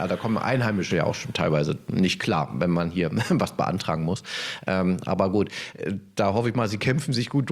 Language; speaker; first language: German; native; German